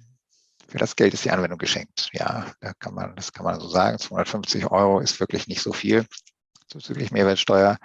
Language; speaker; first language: German; native; German